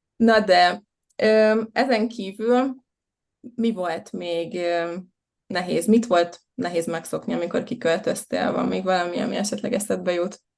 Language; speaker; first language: Hungarian; native; Hungarian